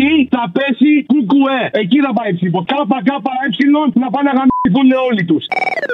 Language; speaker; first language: Greek; non-native, fluent; Arabic